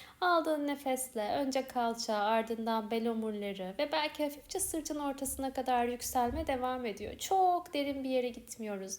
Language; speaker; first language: Turkish; native; Turkish